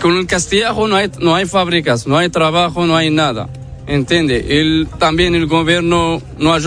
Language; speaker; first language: Spanish; non-native, learner; Arabic